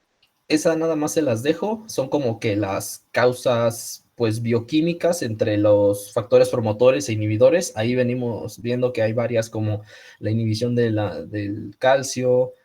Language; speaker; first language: Spanish; native; Spanish